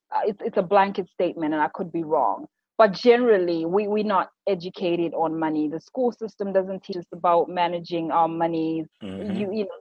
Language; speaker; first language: English; non-native, local second language; Shona